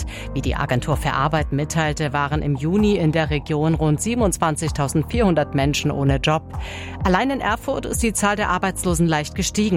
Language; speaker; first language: German; native; German